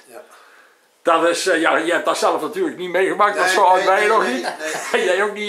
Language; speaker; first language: Dutch; native; Dutch